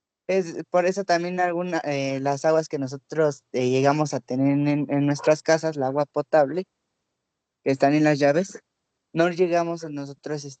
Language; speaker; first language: Spanish; native; Spanish